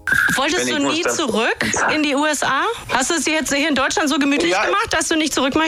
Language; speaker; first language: German; native; German